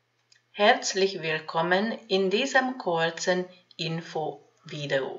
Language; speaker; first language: German; non-native, fluent; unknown